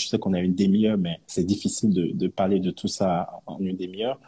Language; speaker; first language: French; non-native, local second language; Yoruba